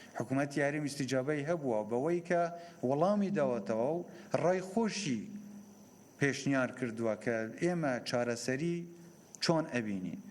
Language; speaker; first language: Central Kurdish; native; Central Kurdish